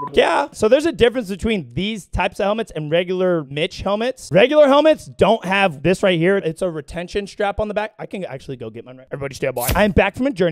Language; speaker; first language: English; native; English